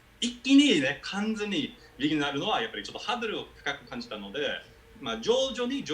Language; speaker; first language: Japanese; non-native, fluent; English